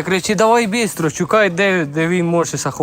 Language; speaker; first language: Ukrainian; non-native, learner; Spanish